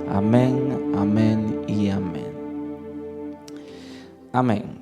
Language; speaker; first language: Spanish; native; Spanish